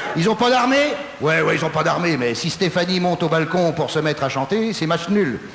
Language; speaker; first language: French; native; French